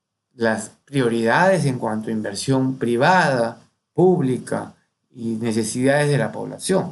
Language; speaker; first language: Spanish; native; Spanish